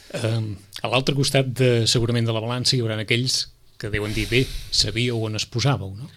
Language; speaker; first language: Catalan; native; Catalan